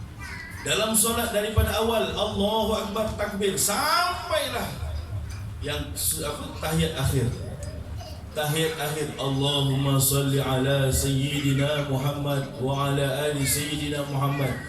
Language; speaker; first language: Malay; native; Malay